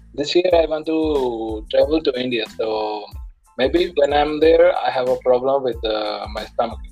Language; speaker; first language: English; non-native, local second language; Punjabi